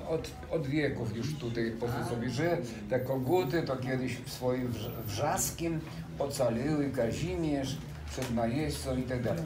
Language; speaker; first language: Polish; native; Polish